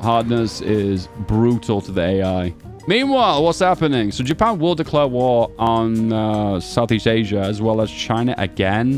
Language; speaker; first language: English; native; English